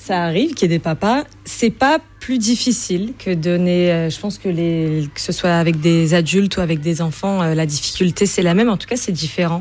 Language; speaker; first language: French; native; French